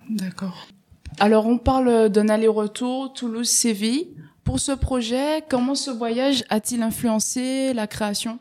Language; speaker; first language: French; native; French